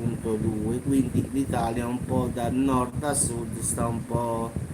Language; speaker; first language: Italian; native; Italian